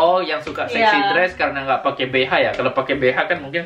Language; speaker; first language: Indonesian; native; Indonesian